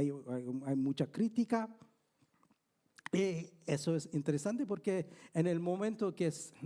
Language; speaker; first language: Spanish; non-native, fluent; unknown